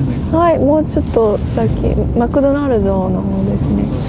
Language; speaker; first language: Japanese; non-native, learner; English